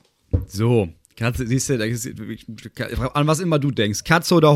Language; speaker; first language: German; native; German